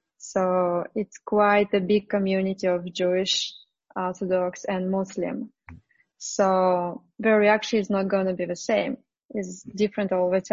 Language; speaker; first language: English; non-native, fluent; Russian